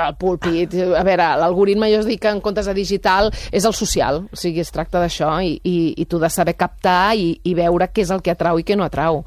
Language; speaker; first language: Catalan; native; Catalan